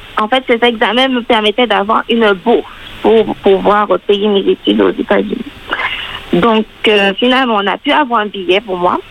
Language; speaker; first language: French; native; French